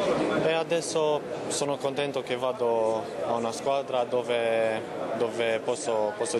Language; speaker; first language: Italian; non-native, learner; Romanian